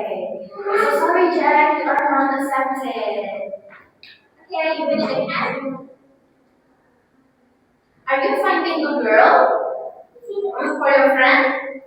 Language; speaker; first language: English; non-native, fluent; Indonesian